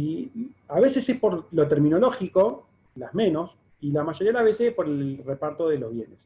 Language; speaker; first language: Spanish; native; Spanish